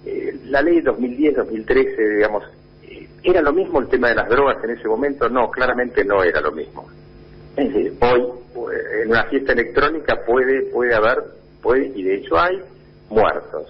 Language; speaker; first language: Spanish; native; Spanish